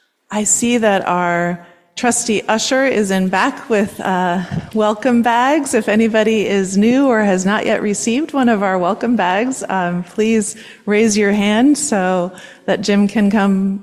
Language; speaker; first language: English; native; English